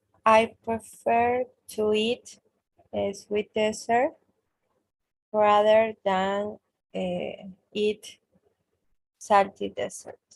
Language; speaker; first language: English; non-native, learner; Spanish